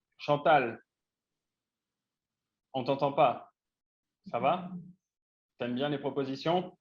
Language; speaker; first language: French; native; French